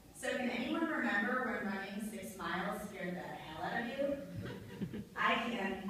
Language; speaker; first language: English; native; English